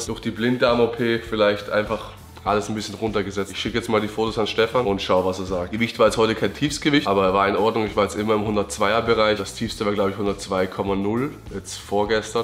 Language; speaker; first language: German; native; German